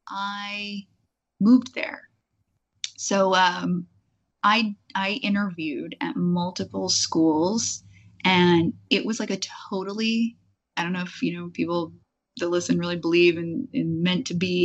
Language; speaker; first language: English; native; English